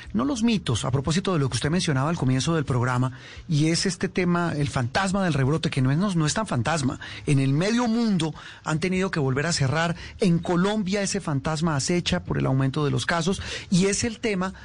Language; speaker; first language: Spanish; native; Spanish